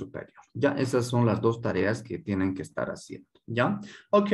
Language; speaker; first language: Spanish; native; Spanish